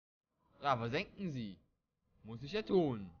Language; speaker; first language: German; native; German